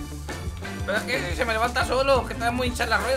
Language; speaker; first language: Spanish; native; Spanish